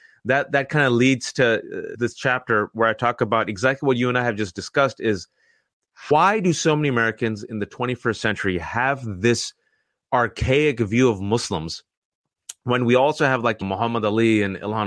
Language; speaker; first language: English; early bilingual, other home language; Urdu